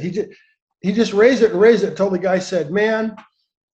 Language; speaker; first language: English; native; English